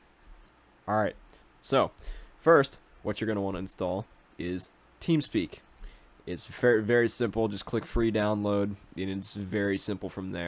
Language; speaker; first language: English; native; English